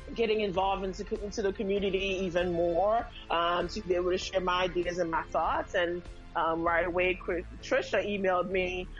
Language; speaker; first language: English; early bilingual, other home language; Haitian Creole